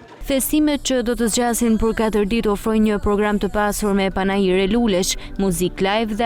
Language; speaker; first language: Albanian; native; Albanian